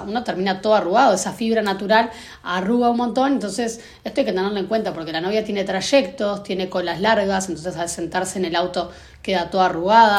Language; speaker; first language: Spanish; native; Spanish